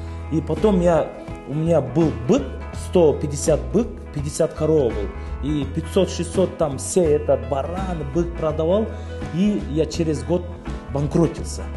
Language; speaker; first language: Russian; non-native, local second language; Kyrgyz